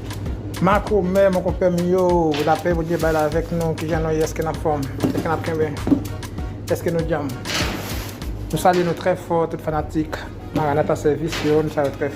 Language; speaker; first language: French; non-native, learner; Haitian Creole